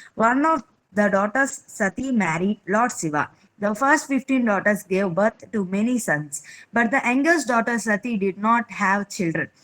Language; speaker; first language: English; non-native, local second language; Telugu